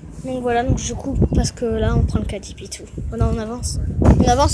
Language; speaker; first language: French; native; French